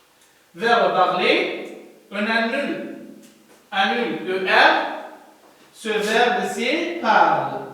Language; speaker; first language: French; non-native, learner; Arabic